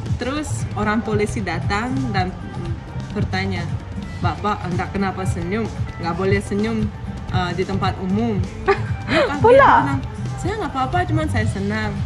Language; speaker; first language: Indonesian; non-native, fluent; Russian